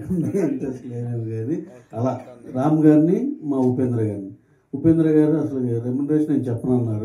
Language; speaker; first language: Telugu; native; Telugu